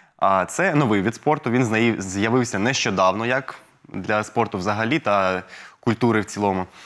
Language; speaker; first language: Ukrainian; non-native, local second language; Russian